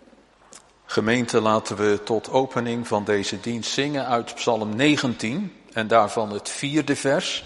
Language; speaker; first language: Dutch; native; Dutch